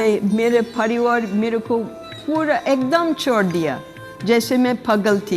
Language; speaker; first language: Hindi; non-native, learner; English